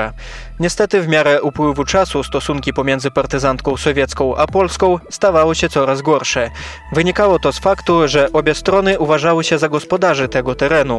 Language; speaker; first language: Polish; native; Polish